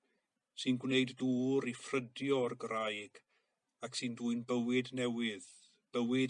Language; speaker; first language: Welsh; native; Welsh